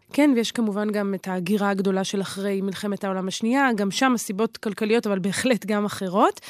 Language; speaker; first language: Hebrew; native; Hebrew